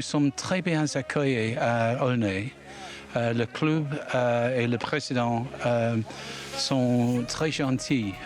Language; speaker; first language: French; non-native, learner; English